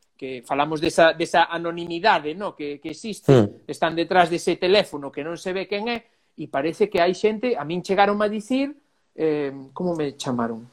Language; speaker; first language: Galician; non-native, local second language; Spanish